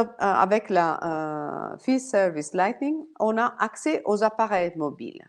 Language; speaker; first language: French; non-native, fluent; Italian